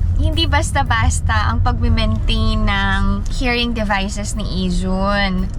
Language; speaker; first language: Filipino; native; Filipino